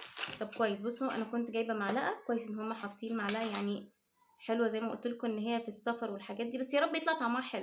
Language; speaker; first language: Arabic; native; Arabic